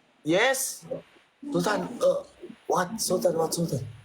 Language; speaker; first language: English; non-native, learner; Sundanese